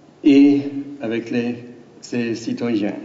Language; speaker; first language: French; non-native, learner; German